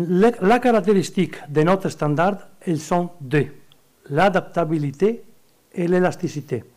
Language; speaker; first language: French; non-native, learner; Italian